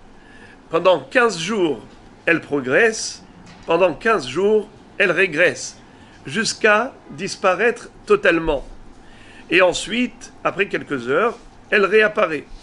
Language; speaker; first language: French; native; French